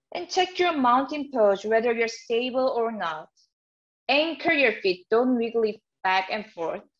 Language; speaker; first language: English; non-native, fluent; Korean